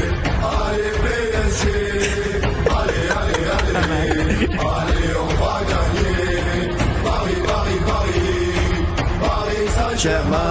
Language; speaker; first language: French; native; French